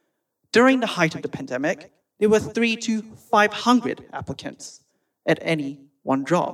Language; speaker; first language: English; native; English